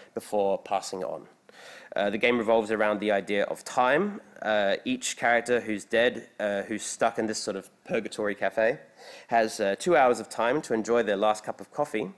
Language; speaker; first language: English; native; English